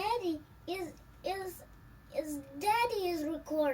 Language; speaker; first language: English; non-native, learner; Russian